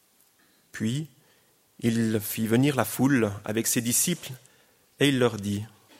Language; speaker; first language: French; native; French